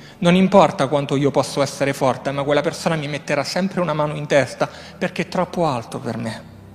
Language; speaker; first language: Italian; native; Italian